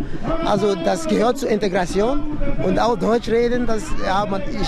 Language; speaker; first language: German; non-native, fluent; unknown